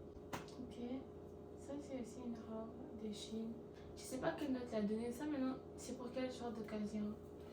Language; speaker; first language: French; non-native, learner; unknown